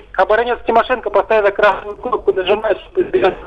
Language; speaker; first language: Russian; native; Russian